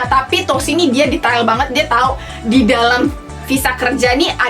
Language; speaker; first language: Indonesian; native; Indonesian